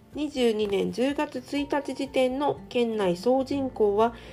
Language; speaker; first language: Japanese; non-native, fluent; Chinese